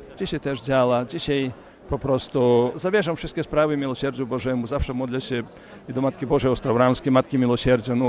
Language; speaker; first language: Polish; early bilingual, heritage; Polish